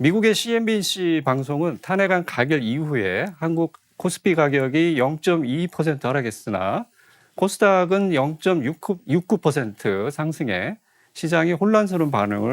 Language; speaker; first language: Korean; native; Korean